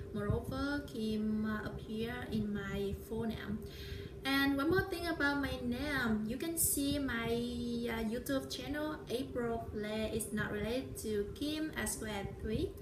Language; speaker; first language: English; non-native, learner; Vietnamese